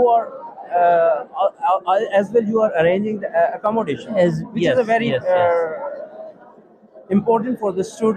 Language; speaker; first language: English; non-native, local second language; Urdu